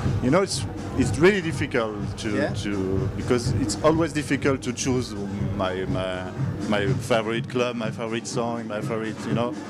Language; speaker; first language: English; non-native, learner; French